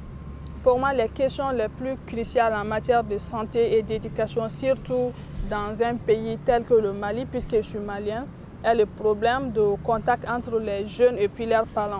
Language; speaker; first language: French; non-native, local second language; Bambara